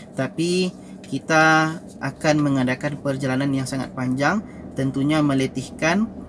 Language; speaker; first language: Malay; native; Malay